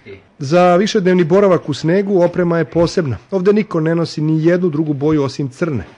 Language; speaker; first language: Serbian; native; Serbian